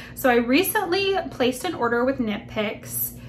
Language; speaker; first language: English; native; English